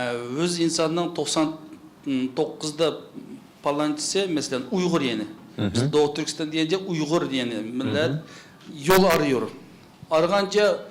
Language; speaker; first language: Turkish; non-native, learner; Uyghur